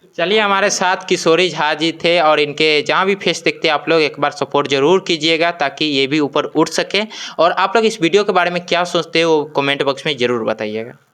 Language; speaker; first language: Hindi; non-native, local second language; Maithili